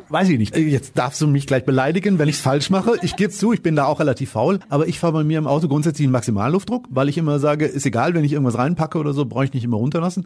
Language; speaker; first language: German; native; German